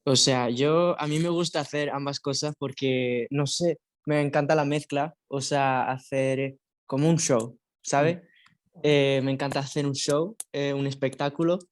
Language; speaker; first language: Spanish; early bilingual, heritage; Spanish